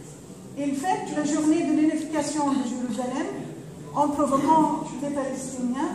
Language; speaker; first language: French; non-native, fluent; Arabic